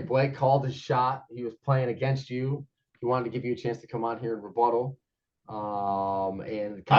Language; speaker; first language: English; native; English